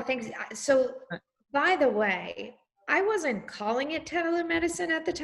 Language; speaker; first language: English; native; English